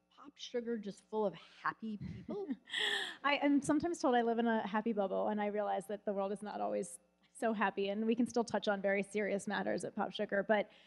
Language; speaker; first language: English; native; English